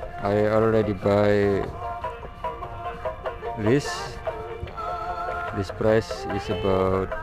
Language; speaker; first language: English; non-native, learner; Indonesian